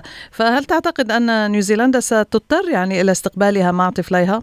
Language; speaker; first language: Arabic; native; Arabic